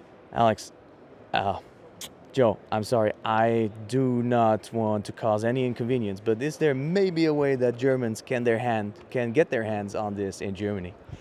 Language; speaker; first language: English; non-native, fluent; German